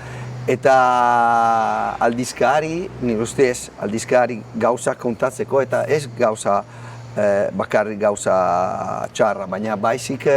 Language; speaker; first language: Basque; non-native, learner; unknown